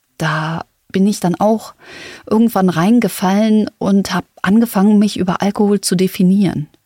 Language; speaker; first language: German; native; German